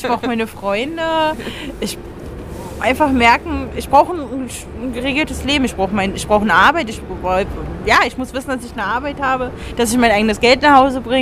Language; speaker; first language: German; native; German